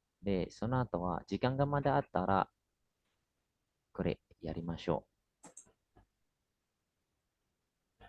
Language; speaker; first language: Japanese; non-native, fluent; Indonesian